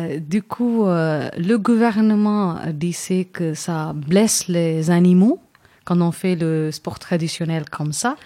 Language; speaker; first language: French; non-native, fluent; Tamil